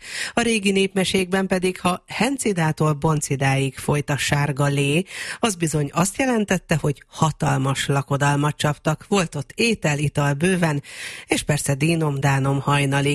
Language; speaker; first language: Hungarian; native; Hungarian